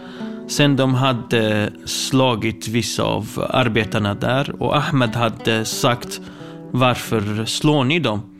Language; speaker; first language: Swedish; non-native, fluent; Kurdish